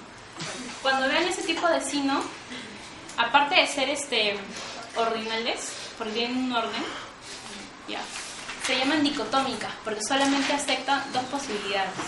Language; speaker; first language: Spanish; native; Spanish